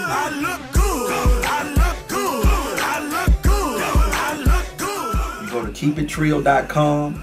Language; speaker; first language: English; native; English